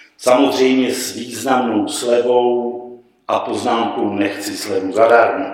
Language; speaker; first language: Czech; native; Czech